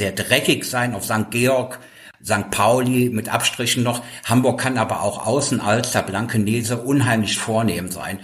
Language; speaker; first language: German; native; German